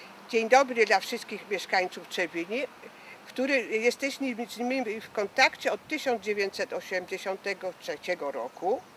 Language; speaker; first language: Polish; early bilingual, heritage; French